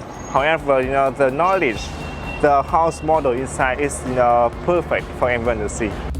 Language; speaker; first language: English; non-native, fluent; Vietnamese